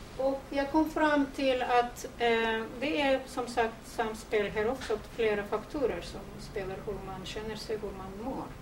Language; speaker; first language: Swedish; non-native, fluent; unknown